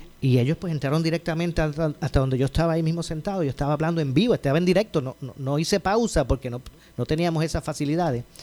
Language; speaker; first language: Spanish; native; Spanish